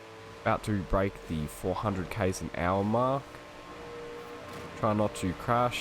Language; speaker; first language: English; native; English